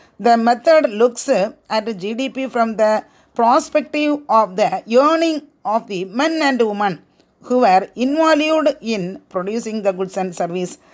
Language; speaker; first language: English; non-native, local second language; Tamil